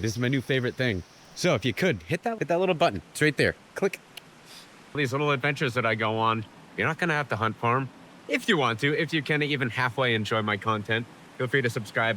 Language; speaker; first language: English; native; English